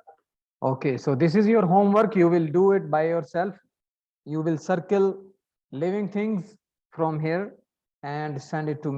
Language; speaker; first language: English; non-native, learner; Arabic